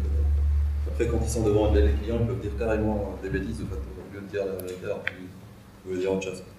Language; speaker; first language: French; non-native, local second language; Arabic